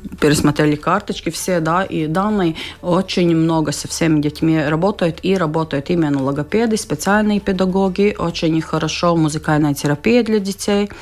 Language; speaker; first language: Russian; non-native, local second language; Latvian